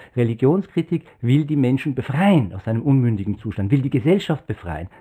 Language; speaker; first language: German; non-native, fluent; Persian